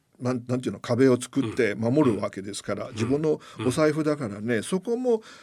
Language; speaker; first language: Japanese; non-native, fluent; Chinese